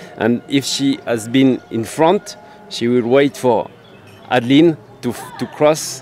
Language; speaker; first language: English; non-native, fluent; French